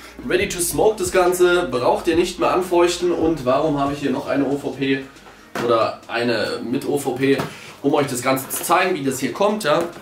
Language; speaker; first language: German; native; German